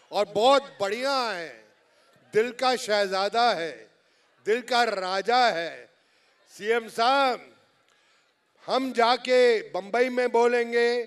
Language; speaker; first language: Hindi; native; Hindi